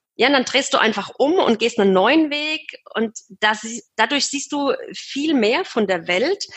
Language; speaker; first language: German; native; German